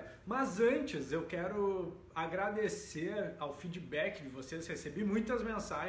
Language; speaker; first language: Portuguese; native; Portuguese